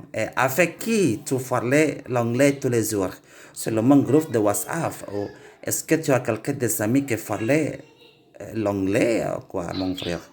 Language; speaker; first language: French; non-native, learner; Indonesian